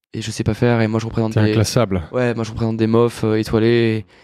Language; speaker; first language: French; native; French